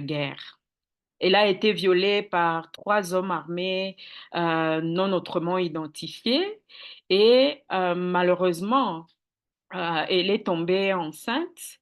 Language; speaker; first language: French; non-native, local second language; Swahili